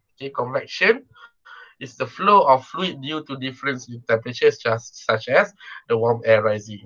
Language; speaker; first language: English; non-native, local second language; Malay